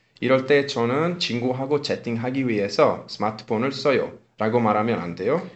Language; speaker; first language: Korean; non-native, fluent; Italian